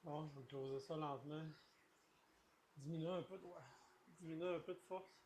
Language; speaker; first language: French; native; French